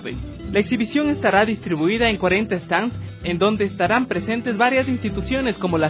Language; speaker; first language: Spanish; native; Spanish